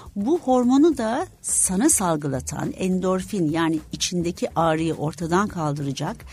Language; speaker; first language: Turkish; native; Turkish